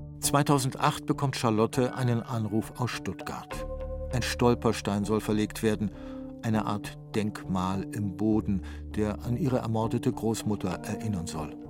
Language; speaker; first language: German; native; German